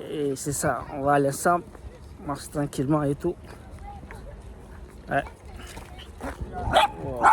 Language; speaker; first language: French; native; French